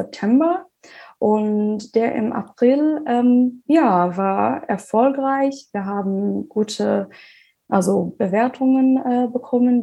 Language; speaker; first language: German; non-native, fluent; English